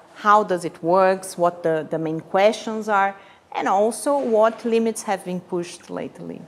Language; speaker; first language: English; non-native, fluent; Portuguese